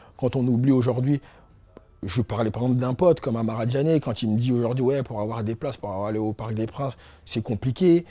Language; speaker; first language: French; native; French